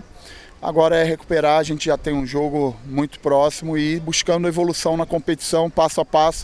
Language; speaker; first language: Portuguese; native; Portuguese